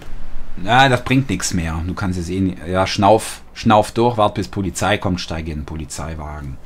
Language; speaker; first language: German; native; German